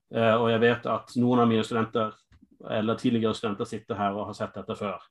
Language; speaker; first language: Norwegian; non-native, fluent; English